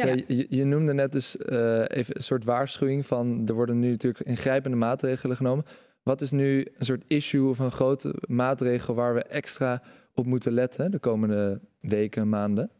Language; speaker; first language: Dutch; native; Dutch